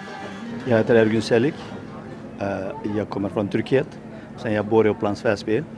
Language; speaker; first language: Swedish; non-native, learner; Turkish